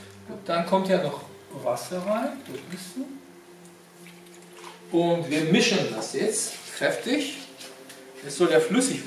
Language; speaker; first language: German; non-native, fluent; Georgian